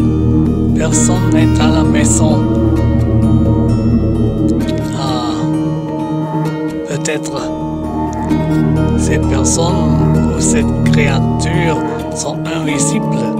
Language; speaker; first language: French; non-native, learner; English